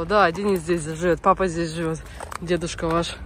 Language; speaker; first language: Russian; native; Russian